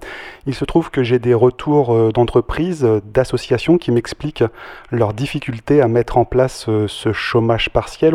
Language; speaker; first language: French; native; French